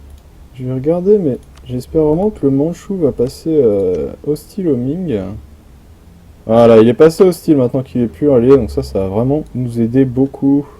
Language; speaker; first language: French; native; French